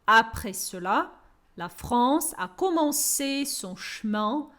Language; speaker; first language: French; non-native, fluent; Ukrainian